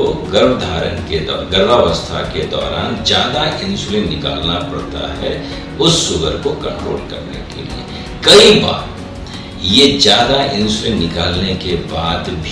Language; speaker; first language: Hindi; native; Hindi